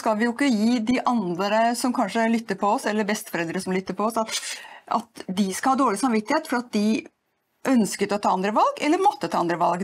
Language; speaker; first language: Norwegian; native; Norwegian